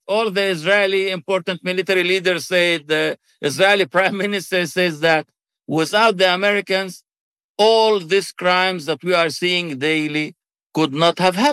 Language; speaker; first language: English; non-native, fluent; Arabic